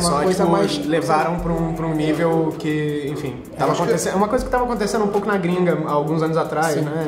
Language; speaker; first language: Portuguese; native; Portuguese